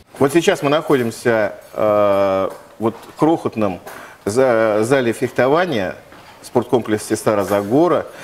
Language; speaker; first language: Russian; native; Russian